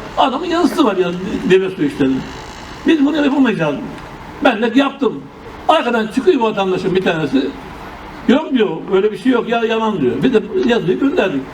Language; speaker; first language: Turkish; native; Turkish